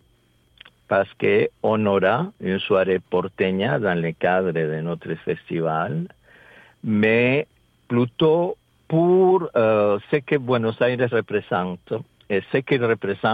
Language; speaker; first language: French; non-native, fluent; Spanish